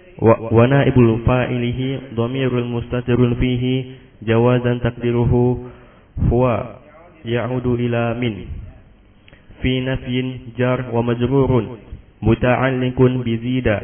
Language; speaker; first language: Arabic; non-native, learner; Indonesian